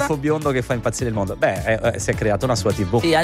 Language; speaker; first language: Italian; native; Italian